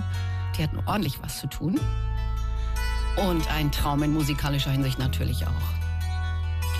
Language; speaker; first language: German; native; German